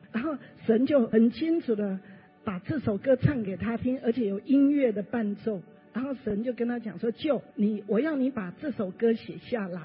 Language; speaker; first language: Chinese; native; Chinese